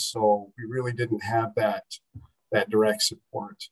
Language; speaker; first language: English; native; English